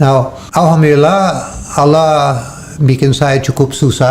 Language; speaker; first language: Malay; non-native, fluent; English